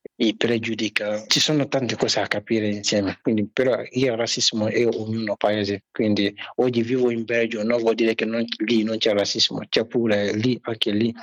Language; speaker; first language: Italian; non-native, learner; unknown